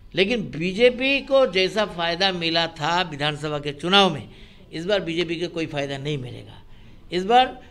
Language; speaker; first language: Hindi; non-native, local second language; Bangla